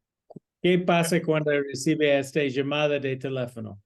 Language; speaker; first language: Spanish; non-native, learner; English